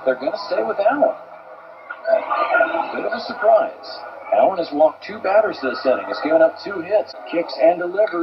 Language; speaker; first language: English; native; English